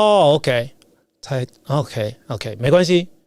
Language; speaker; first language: Chinese; non-native, fluent; English